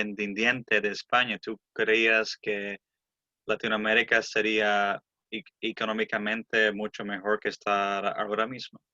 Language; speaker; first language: Spanish; early bilingual, heritage; English